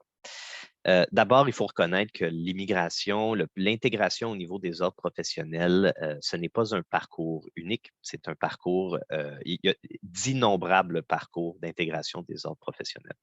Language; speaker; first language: French; native; French